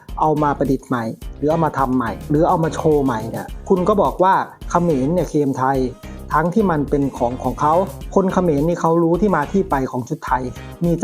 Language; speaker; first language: Thai; native; Thai